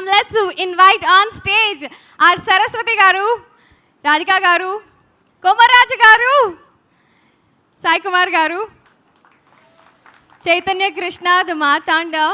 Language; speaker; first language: Telugu; native; Telugu